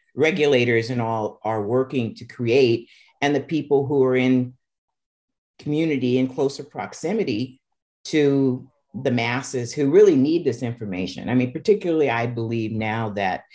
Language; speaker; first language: English; native; English